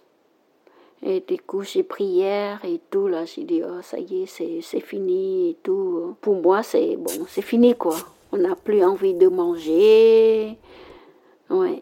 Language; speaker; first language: French; non-native, learner; Khmer